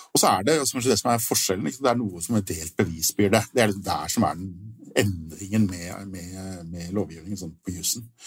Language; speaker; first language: Norwegian; native; Norwegian